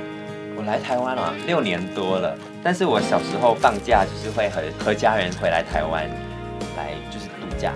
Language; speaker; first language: Chinese; early bilingual, heritage; Chinese